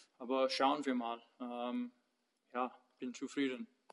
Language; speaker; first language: German; non-native, learner; English